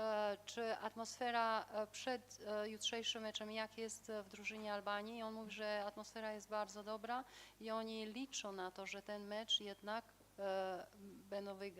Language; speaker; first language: Polish; non-native, fluent; Albanian